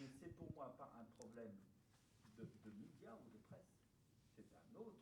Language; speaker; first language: French; non-native, fluent; German